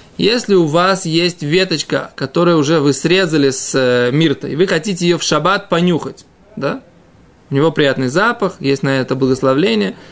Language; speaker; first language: Russian; native; Russian